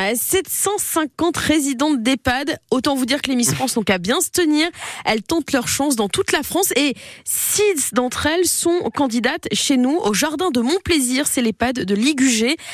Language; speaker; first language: French; native; French